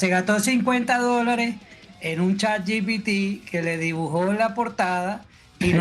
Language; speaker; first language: Spanish; native; Spanish